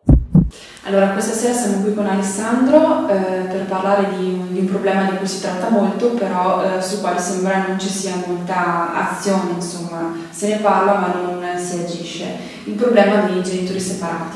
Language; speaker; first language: Italian; native; Italian